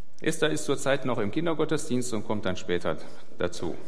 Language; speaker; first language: German; native; German